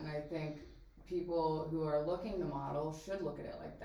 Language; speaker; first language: English; native; English